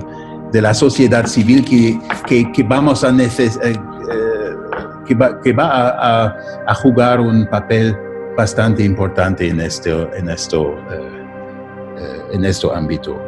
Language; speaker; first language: Spanish; non-native, fluent; German